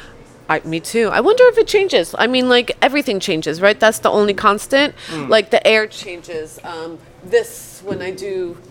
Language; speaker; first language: English; early bilingual, other home language; Polish